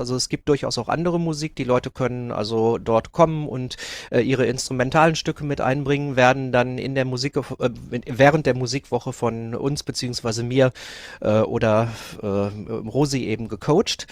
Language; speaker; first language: German; native; German